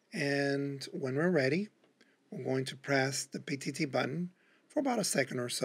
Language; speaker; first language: English; native; English